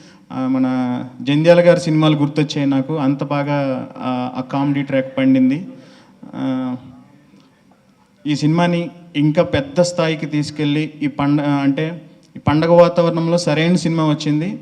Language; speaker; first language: Telugu; native; Telugu